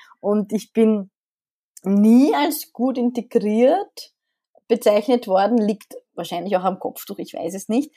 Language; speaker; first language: German; early bilingual, other home language; Arabic